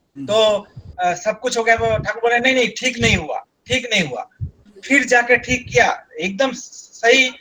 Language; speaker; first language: Hindi; non-native, local second language; Bangla